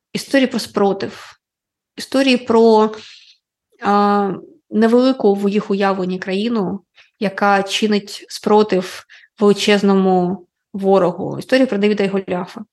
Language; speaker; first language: Ukrainian; non-native, local second language; Russian